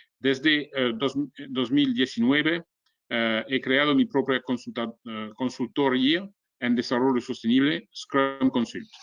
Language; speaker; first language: Spanish; non-native, fluent; French